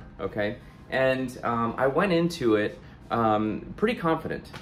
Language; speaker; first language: English; native; English